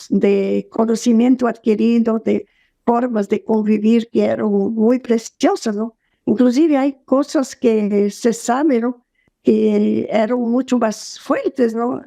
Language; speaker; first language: Spanish; non-native, fluent; Portuguese